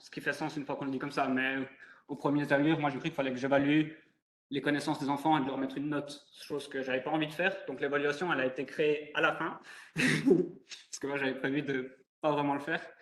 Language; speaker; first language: French; native; French